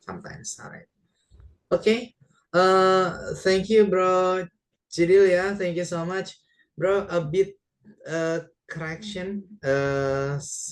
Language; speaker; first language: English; non-native, learner; Indonesian